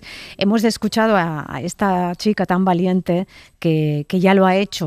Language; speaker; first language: Spanish; native; Spanish